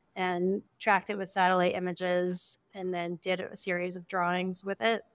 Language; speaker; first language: English; native; English